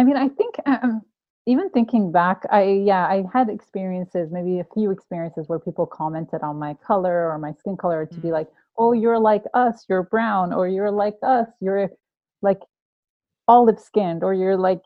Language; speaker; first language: English; non-native, fluent; Persian